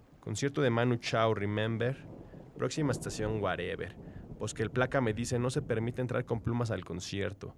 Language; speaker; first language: Spanish; native; Spanish